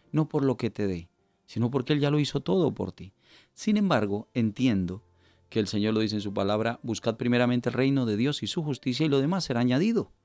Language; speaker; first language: Spanish; native; Spanish